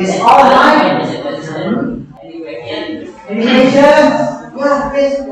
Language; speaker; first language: English; non-native, learner; Indonesian